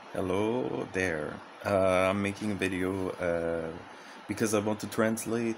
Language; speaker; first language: English; non-native, fluent; French